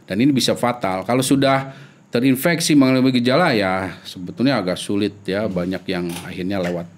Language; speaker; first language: Indonesian; non-native, local second language; Sundanese